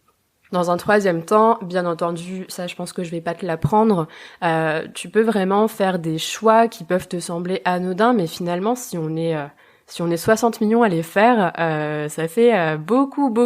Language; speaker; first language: French; native; French